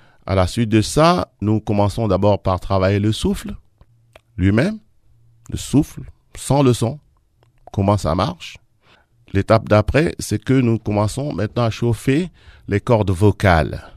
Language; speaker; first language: French; non-native, local second language; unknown